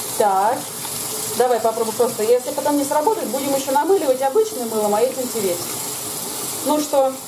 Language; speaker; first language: Russian; native; Russian